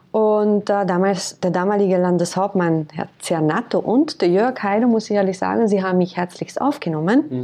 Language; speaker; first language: German; non-native, fluent; Hungarian